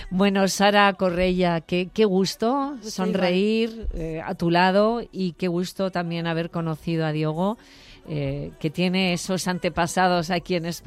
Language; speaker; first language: Spanish; native; Spanish